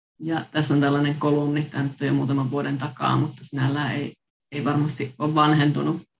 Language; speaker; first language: Finnish; native; Finnish